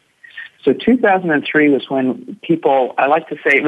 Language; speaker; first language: English; native; English